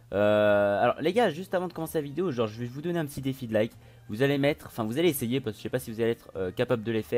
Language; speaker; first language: French; native; French